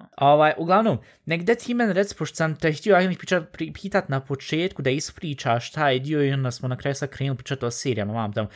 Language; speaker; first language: Bosnian; early bilingual, heritage; Bosnian